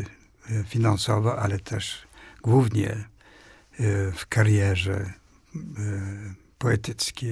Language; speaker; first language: Polish; non-native, fluent; Swedish